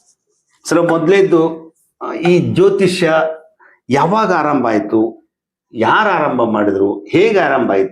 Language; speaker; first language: Kannada; native; Kannada